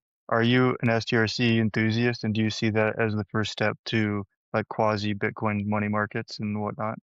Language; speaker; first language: English; native; English